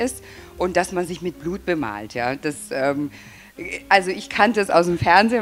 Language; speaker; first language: German; native; German